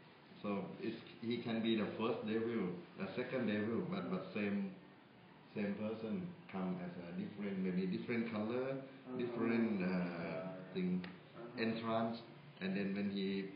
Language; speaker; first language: English; non-native, fluent; Thai